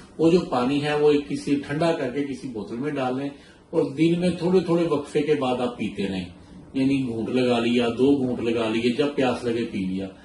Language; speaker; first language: Urdu; non-native, local second language; Punjabi